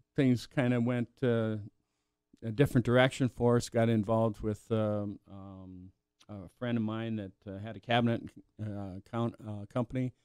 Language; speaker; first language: English; native; English